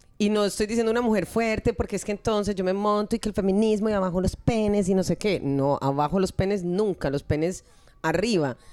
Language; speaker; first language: Spanish; early bilingual, heritage; Spanish